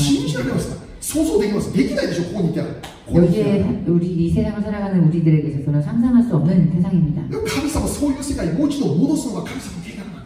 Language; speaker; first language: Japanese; non-native, fluent; Korean